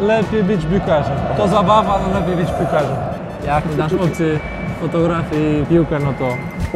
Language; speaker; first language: Polish; non-native, learner; Portuguese